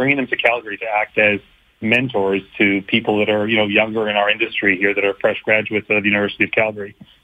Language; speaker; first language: English; native; English